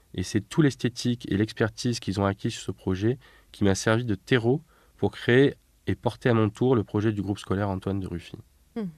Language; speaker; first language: French; native; French